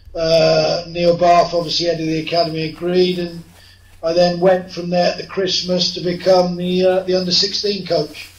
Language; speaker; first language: English; native; English